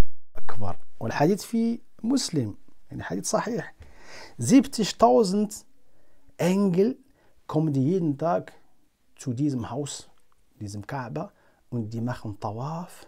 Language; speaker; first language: German; non-native, fluent; Arabic